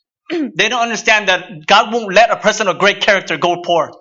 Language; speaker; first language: English; early bilingual, other home language; Vietnamese